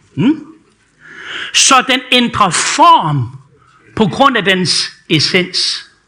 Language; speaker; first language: Danish; native; Danish